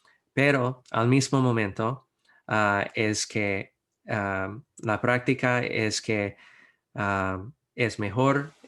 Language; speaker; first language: Spanish; non-native, fluent; English